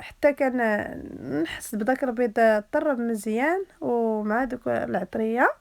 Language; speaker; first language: Arabic; native; Arabic